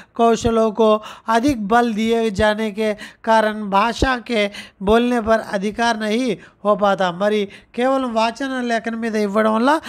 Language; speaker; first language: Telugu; non-native, local second language; Urdu